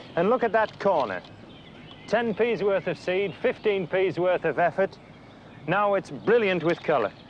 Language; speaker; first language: English; native; English